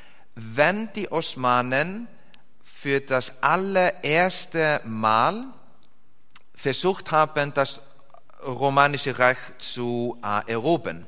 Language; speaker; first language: German; non-native, fluent; Icelandic